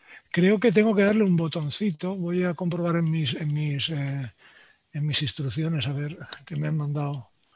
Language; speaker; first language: Spanish; native; Spanish